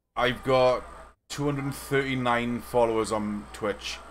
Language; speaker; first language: English; native; English